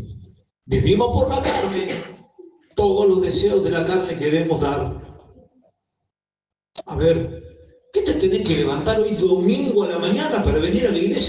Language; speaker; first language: Spanish; native; Spanish